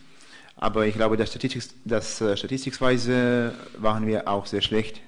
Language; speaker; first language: German; non-native, fluent; Russian